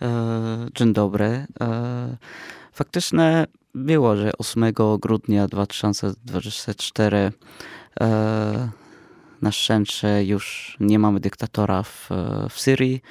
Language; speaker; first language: Polish; non-native, fluent; Arabic